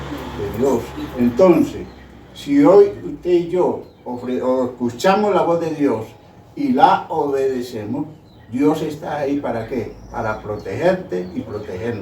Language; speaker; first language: Spanish; native; Spanish